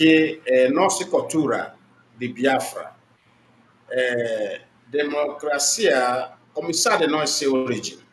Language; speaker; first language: Portuguese; non-native, learner; Igbo